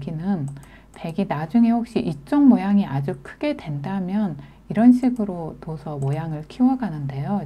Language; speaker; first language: Korean; native; Korean